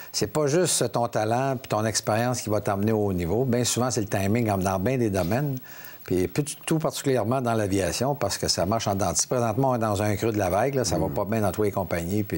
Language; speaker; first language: French; native; French